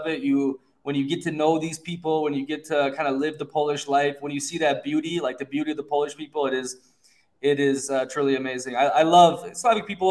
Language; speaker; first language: English; native; English